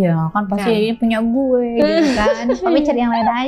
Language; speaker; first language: Indonesian; native; Indonesian